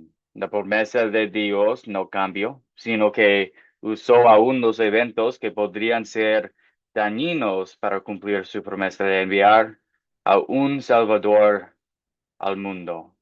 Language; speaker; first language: Spanish; non-native, fluent; English